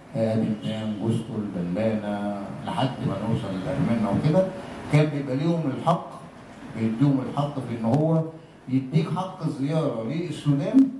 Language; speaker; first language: Egyptian Arabic; non-native, local second language; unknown